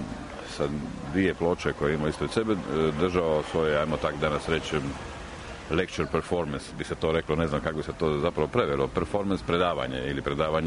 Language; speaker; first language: Croatian; native; Croatian